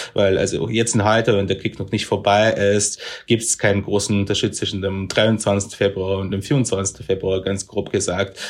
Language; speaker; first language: German; non-native, fluent; Russian